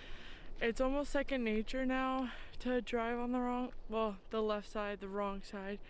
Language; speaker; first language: English; native; English